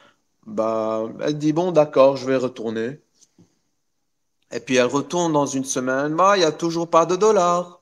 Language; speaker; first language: French; non-native, local second language; Arabic